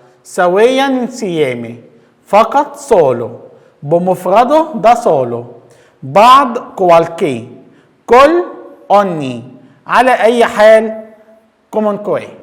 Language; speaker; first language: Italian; non-native, fluent; Arabic